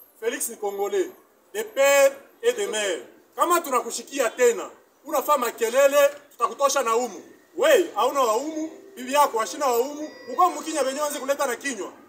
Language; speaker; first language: Swahili; native; Swahili